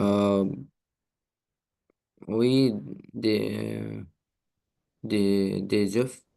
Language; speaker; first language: French; non-native, learner; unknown